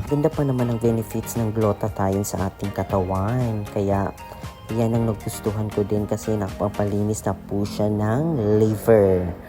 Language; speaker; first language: Filipino; non-native, local second language; Cebuano